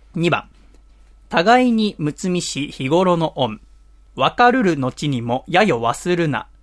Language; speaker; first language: Japanese; native; Japanese